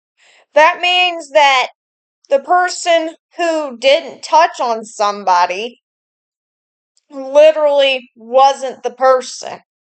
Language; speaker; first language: English; native; English